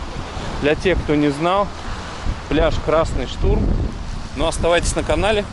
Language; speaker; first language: Russian; native; Russian